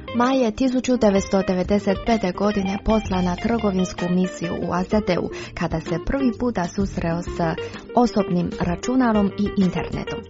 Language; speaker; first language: Croatian; non-native, fluent; Chinese